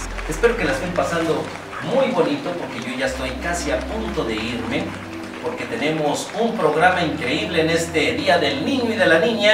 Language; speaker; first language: Spanish; native; Spanish